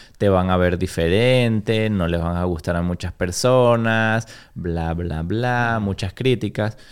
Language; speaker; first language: Spanish; native; Spanish